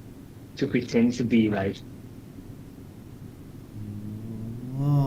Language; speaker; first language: English; non-native, learner; Thai